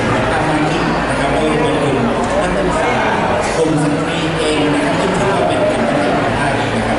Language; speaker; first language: Thai; native; Thai